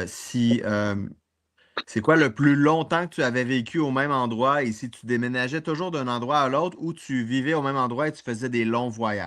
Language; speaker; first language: French; native; French